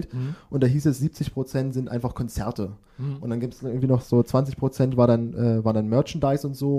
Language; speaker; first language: German; native; German